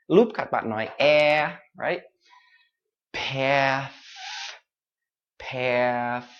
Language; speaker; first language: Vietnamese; non-native, fluent; English